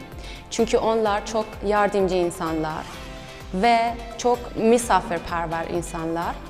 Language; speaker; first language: Turkish; non-native, learner; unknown